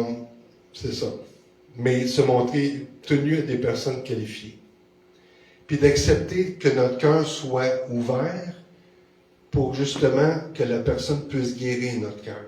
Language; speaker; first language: French; native; French